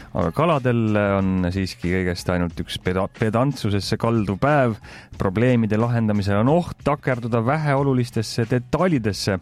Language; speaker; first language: Estonian; native; Estonian